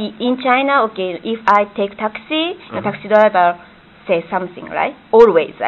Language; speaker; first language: English; non-native, learner; Japanese